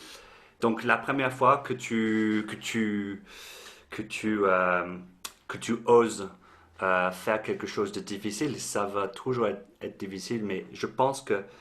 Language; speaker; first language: French; non-native, fluent; English